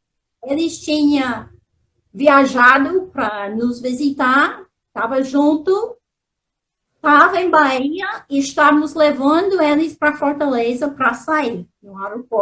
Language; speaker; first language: Portuguese; non-native, fluent; English